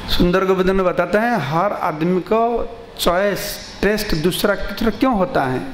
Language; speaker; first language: Hindi; non-native, local second language; Bangla